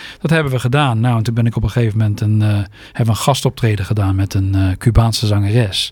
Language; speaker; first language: Dutch; native; Dutch